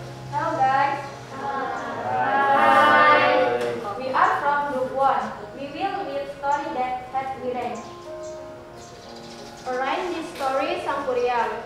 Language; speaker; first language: English; non-native, learner; Indonesian